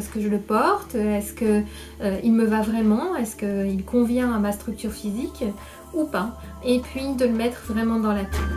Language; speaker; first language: French; native; French